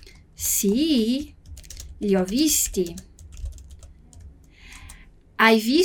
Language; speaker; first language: Italian; non-native, fluent; Portuguese